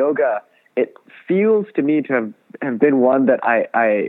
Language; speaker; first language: English; non-native, local second language; Tamil